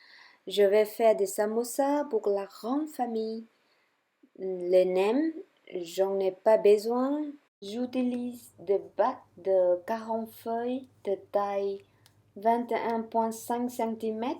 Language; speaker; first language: French; non-native, fluent; Vietnamese